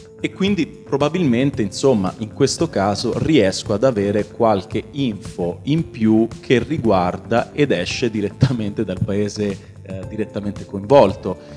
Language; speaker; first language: Italian; early bilingual, other home language; Albanian